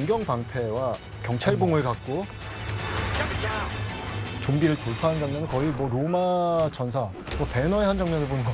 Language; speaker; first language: Korean; native; Korean